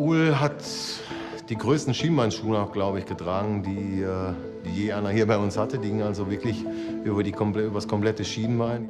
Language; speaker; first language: German; native; German